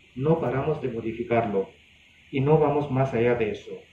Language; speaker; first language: Spanish; non-native, fluent; Hindi